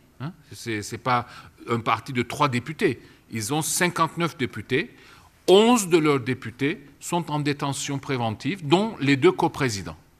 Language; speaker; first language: French; non-native, fluent; Turkish